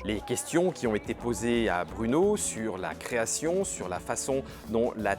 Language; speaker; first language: French; native; French